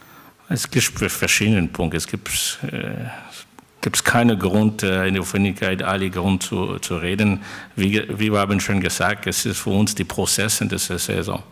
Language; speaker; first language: German; non-native, fluent; French